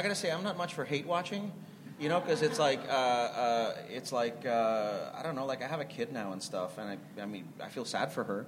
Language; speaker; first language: English; non-native, fluent; Spanish